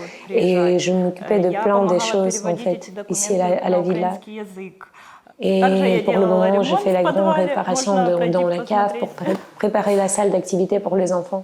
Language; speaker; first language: French; non-native, fluent; Ukrainian